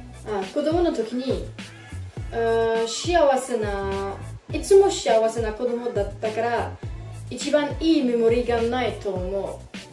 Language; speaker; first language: Japanese; non-native, learner; French